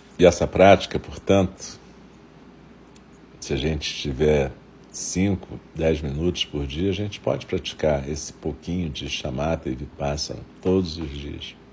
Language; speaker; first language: Portuguese; native; Portuguese